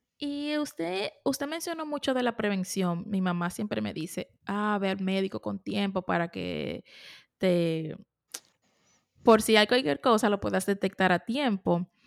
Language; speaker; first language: Spanish; native; Spanish